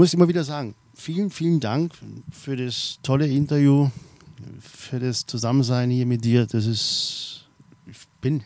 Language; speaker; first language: German; native; German